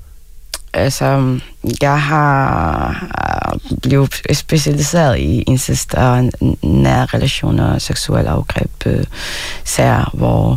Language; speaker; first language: Danish; non-native, fluent; Arabic